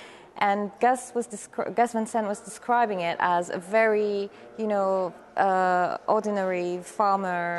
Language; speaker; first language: English; non-native, fluent; French